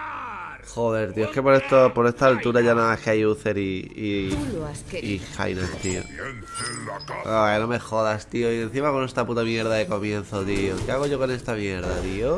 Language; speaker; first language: Spanish; native; Spanish